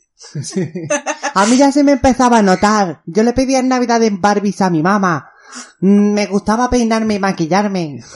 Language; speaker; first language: Spanish; native; Spanish